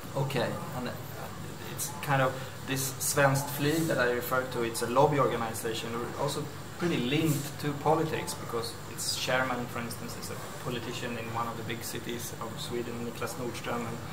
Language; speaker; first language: English; non-native, fluent; Swedish